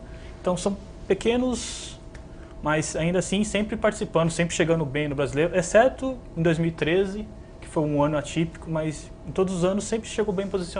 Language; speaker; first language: Portuguese; native; Portuguese